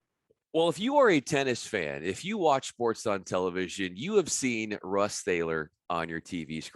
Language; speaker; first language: English; native; English